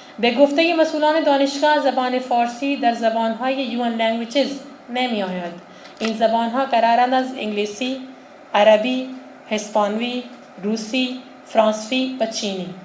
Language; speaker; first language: Persian; non-native, fluent; Urdu